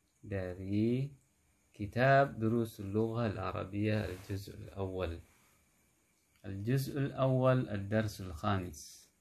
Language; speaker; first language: Arabic; non-native, fluent; Indonesian